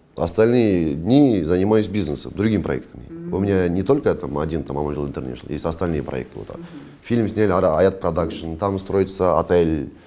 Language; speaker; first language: Russian; non-native, local second language; Kazakh